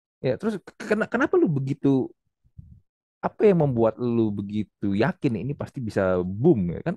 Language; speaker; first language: Indonesian; native; Indonesian